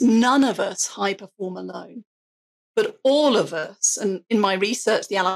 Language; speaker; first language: English; native; English